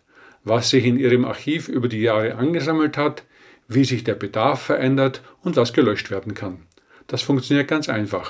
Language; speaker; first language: German; native; German